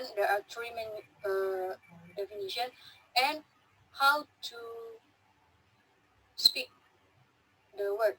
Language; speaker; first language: English; non-native, learner; Indonesian